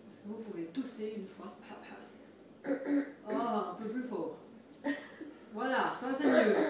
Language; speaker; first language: French; native; French